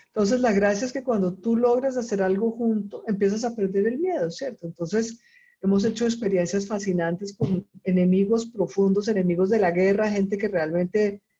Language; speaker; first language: Spanish; native; Spanish